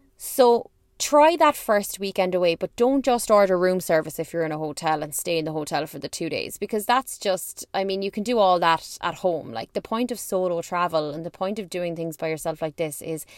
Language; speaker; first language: English; native; English